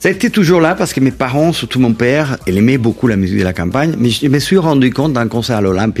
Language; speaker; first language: French; non-native, fluent; Spanish